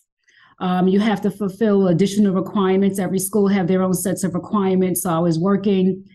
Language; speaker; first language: English; native; English